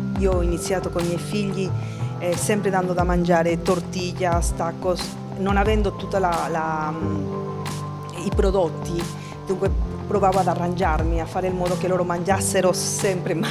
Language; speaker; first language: Italian; non-native, fluent; Spanish